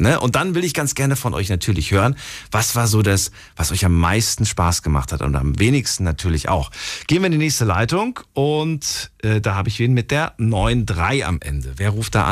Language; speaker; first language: German; native; German